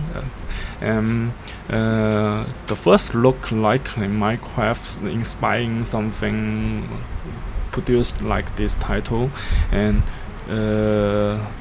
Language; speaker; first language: English; non-native, learner; Chinese